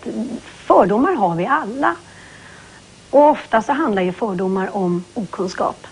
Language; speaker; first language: Swedish; native; Swedish